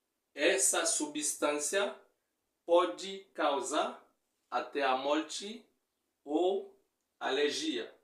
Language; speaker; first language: Portuguese; non-native, fluent; Haitian Creole